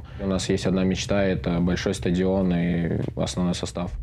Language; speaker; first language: Russian; native; Russian